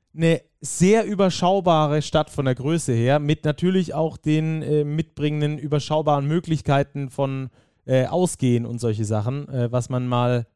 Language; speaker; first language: German; native; German